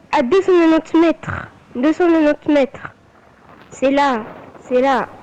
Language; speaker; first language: French; native; French